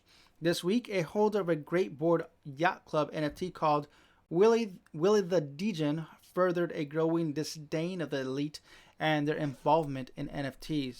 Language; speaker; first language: English; native; English